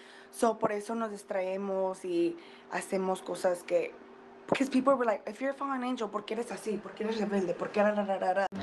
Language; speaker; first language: Spanish; early bilingual, heritage; Spanish